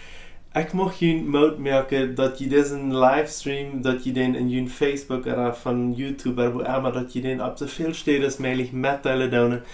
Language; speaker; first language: German; non-native, learner; Plautdietsch